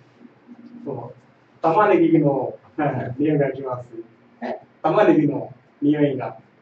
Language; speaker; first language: Japanese; non-native, learner; Tamil